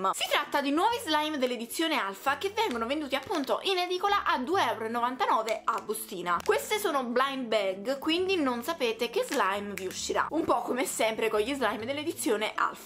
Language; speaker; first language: Italian; native; Italian